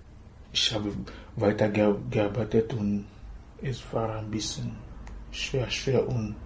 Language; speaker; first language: German; non-native, learner; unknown